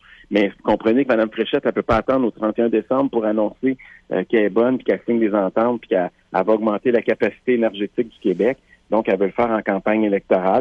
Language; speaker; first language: French; native; French